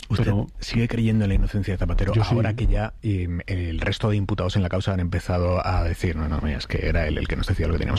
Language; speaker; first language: Spanish; native; Spanish